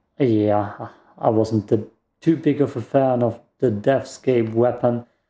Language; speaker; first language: English; non-native, fluent; German